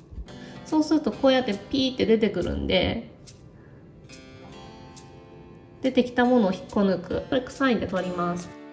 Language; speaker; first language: Japanese; native; Japanese